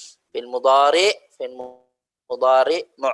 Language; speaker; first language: Arabic; non-native, fluent; Indonesian